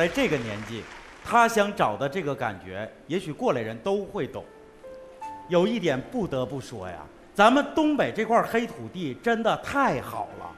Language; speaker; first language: Chinese; native; Chinese